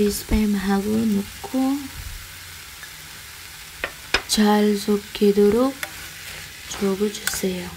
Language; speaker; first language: Korean; non-native, learner; Filipino